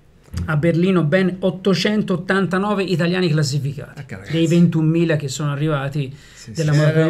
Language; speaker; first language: Italian; native; Italian